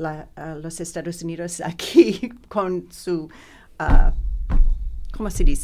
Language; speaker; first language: Spanish; non-native, learner; English